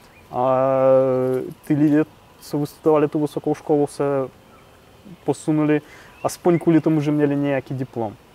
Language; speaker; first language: Czech; non-native, fluent; Russian